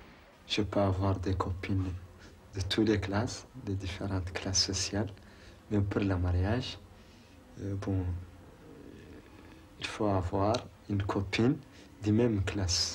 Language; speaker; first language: French; non-native, local second language; Arabic